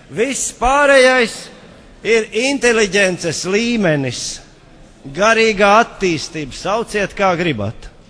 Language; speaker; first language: Latvian; native; Latvian